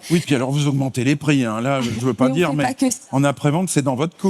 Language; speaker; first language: French; native; French